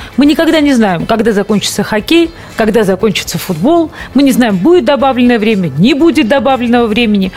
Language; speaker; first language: Russian; native; Russian